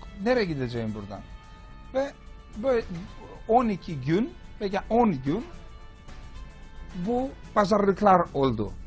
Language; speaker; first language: Turkish; non-native, fluent; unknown